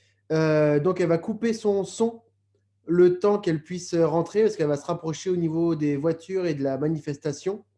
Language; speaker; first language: French; native; French